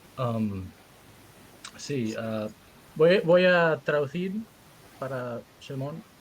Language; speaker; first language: Spanish; early bilingual, heritage; Spanish